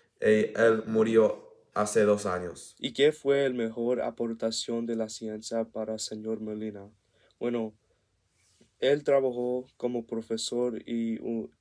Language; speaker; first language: Spanish; non-native, learner; English